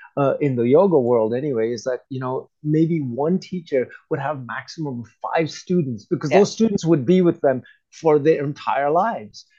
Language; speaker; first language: English; native; English